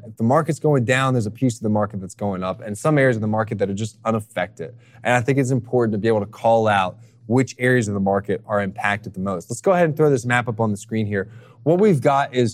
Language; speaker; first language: English; native; English